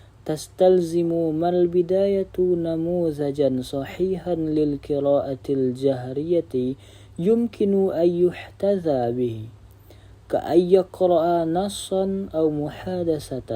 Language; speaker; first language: Arabic; non-native, learner; Indonesian